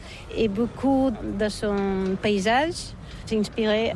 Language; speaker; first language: French; non-native, learner; Catalan